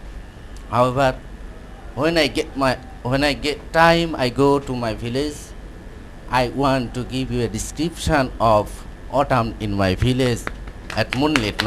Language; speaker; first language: English; non-native, learner; Bangla